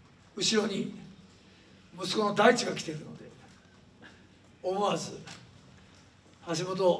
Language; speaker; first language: Japanese; native; Japanese